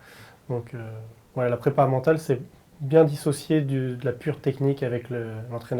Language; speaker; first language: French; native; French